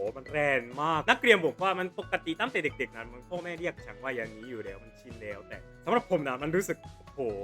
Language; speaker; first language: Thai; non-native, fluent; Japanese